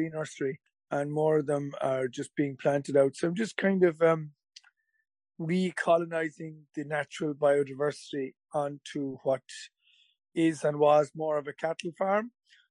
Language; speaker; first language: English; native; English